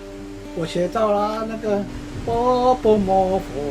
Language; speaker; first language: Chinese; non-native, local second language; Amis